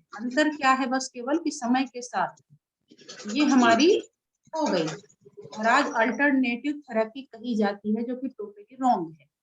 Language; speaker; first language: Hindi; native; Hindi